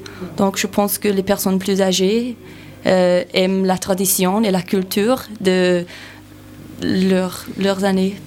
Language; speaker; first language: French; non-native, learner; English